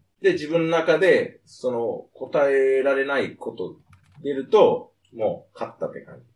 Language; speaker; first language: Japanese; non-native, fluent; English